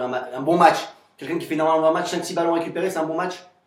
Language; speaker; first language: French; native; French